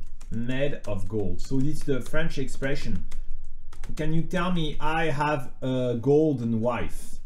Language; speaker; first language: English; non-native, fluent; French